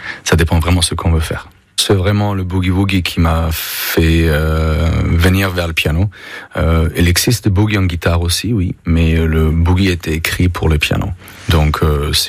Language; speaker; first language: French; non-native, fluent; German